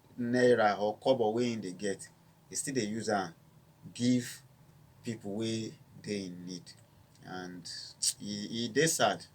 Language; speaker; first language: Nigerian Pidgin; non-native, local second language; Yoruba